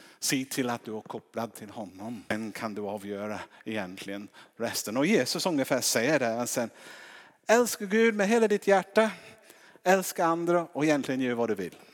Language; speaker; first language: Swedish; non-native, fluent; English